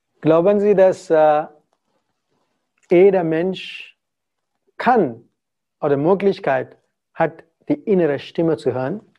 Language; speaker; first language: German; non-native, fluent; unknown